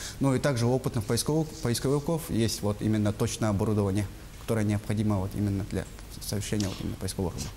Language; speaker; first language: Russian; non-native, local second language; Yakut